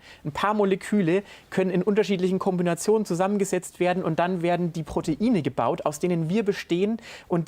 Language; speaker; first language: German; native; German